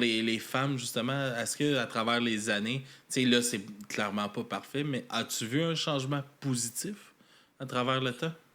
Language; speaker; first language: French; native; French